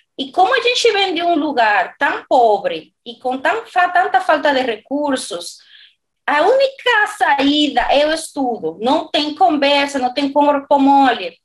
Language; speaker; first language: Portuguese; non-native, fluent; Spanish